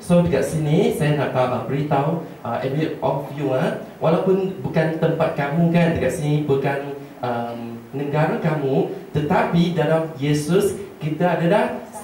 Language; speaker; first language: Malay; non-native, local second language; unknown